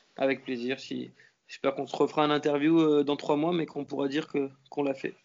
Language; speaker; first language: French; native; French